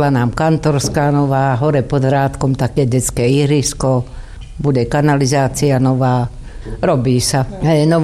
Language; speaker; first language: Slovak; native; Slovak